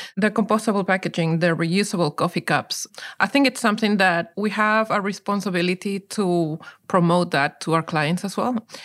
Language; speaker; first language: English; non-native, fluent; Spanish